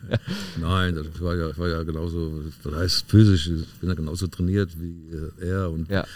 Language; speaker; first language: German; native; German